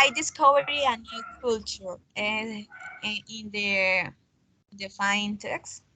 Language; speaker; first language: English; non-native, learner; Spanish